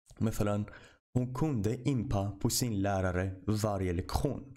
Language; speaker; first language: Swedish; non-native, fluent; Arabic